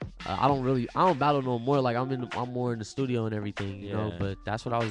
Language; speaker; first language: English; native; English